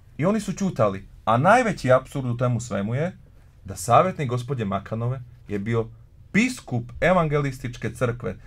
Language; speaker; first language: Croatian; non-native, local second language; Slovak